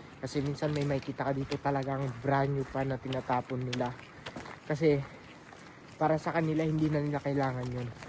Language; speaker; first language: Filipino; native; Filipino